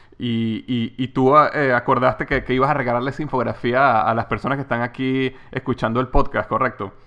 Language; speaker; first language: Spanish; native; Spanish